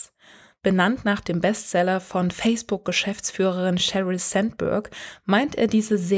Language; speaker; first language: German; native; German